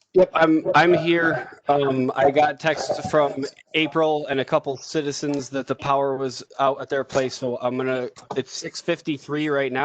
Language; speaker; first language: English; native; English